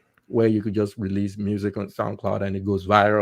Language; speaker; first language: English; native; English